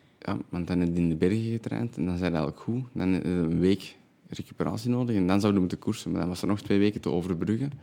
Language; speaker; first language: Dutch; native; Dutch